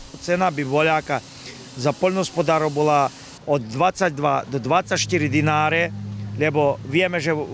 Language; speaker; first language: Slovak; native; Slovak